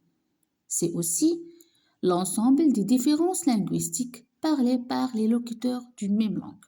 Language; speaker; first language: French; non-native, local second language; Arabic